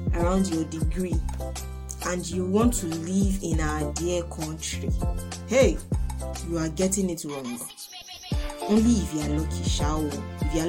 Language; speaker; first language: English; non-native, local second language; Yoruba